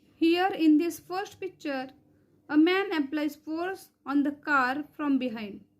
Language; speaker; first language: English; non-native, local second language; Marathi